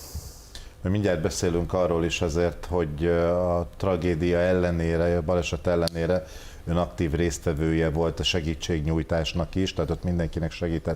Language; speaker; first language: Hungarian; native; Hungarian